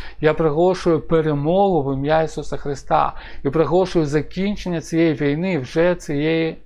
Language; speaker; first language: Ukrainian; non-native, local second language; Russian